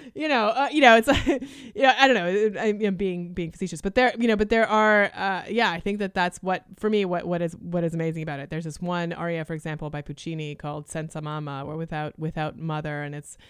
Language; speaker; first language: English; early bilingual, other home language; Lithuanian